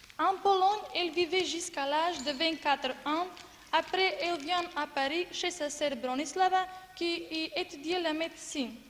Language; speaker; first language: French; non-native, learner; Macedonian